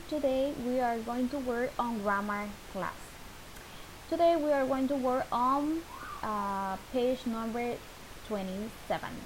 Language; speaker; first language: English; non-native, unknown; Spanish